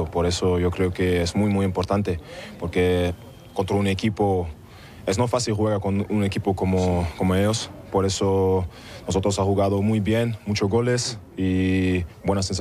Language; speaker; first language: Spanish; non-native, learner; German